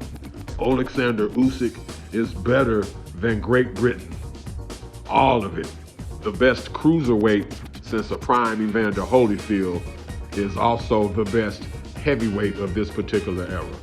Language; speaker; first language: English; native; English